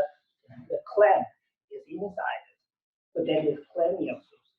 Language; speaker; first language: English; non-native, learner; Korean